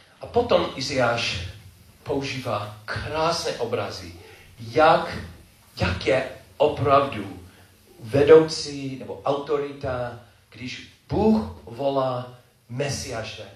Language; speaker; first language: Czech; non-native, fluent; English